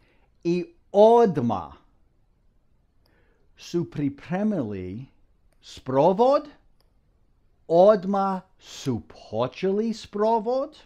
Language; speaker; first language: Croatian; non-native, fluent; English